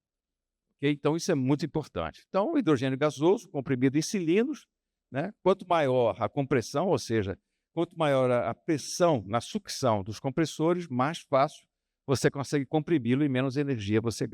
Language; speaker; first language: Portuguese; native; Portuguese